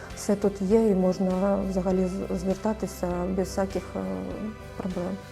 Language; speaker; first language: Ukrainian; non-native, local second language; Russian